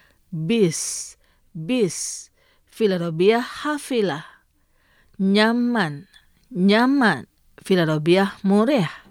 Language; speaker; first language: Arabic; non-native, fluent; Indonesian